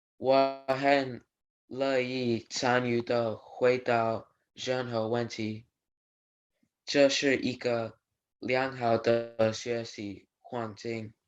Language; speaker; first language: Chinese; non-native, learner; English